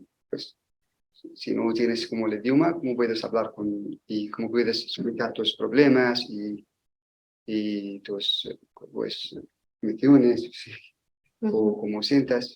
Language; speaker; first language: Spanish; non-native, learner; Arabic